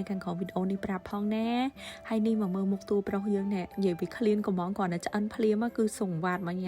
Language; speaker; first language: Khmer; native; Khmer